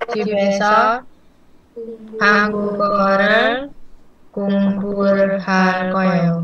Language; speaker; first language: Korean; non-native, learner; Indonesian